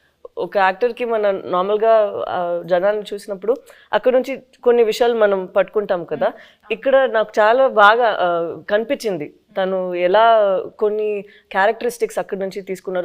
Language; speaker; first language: Telugu; non-native, local second language; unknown